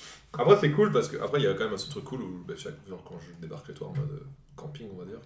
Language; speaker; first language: French; native; French